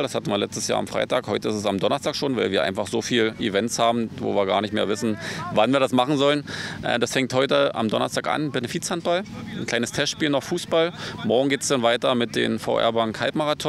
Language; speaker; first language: German; native; German